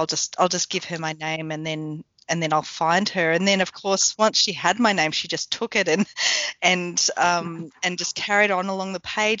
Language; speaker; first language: English; native; English